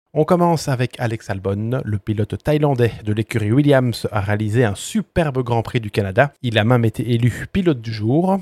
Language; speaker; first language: French; native; French